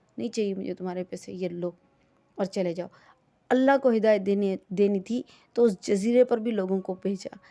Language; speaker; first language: Urdu; non-native, local second language; Sindhi